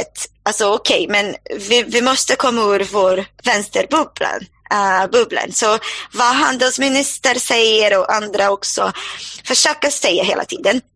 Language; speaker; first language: Swedish; non-native, fluent; Portuguese